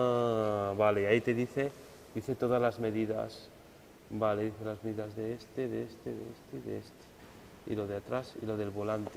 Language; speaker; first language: Spanish; native; Spanish